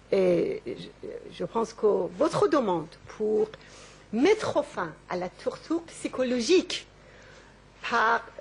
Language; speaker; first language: French; non-native, local second language; Persian